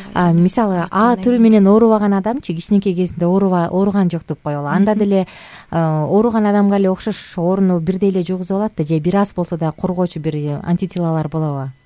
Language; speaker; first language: Kyrgyz; native; Kyrgyz